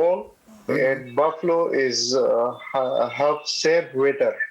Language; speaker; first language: English; non-native, learner; Pashto